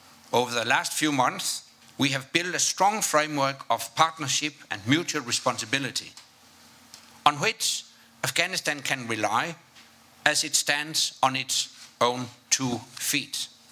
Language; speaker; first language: English; non-native, fluent; Danish